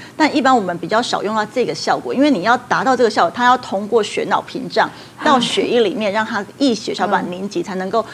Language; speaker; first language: Chinese; native; Chinese